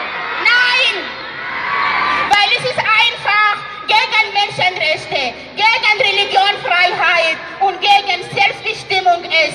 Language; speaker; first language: German; non-native, fluent; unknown